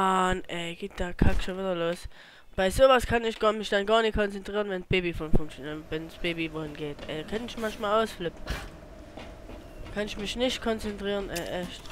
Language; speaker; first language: German; native; German